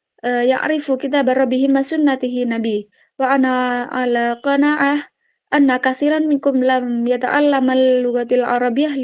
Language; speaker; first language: Arabic; non-native, learner; Indonesian